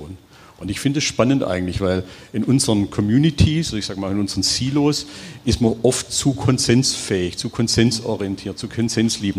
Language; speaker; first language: German; native; German